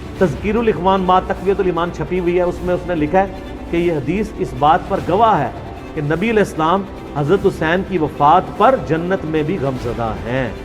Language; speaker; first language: Urdu; native; Urdu